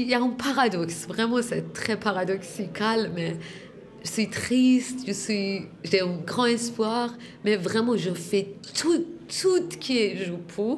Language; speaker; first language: French; non-native, fluent; Persian